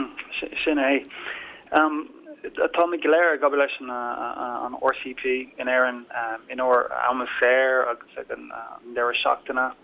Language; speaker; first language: Irish; non-native, local second language; English